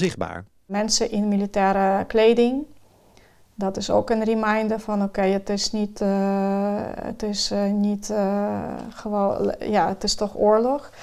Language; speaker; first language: Dutch; non-native, fluent; Ukrainian